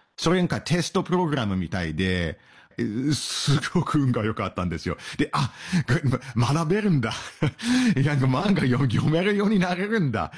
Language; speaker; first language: Japanese; non-native, fluent; English